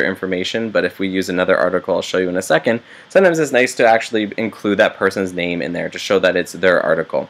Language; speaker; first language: English; native; English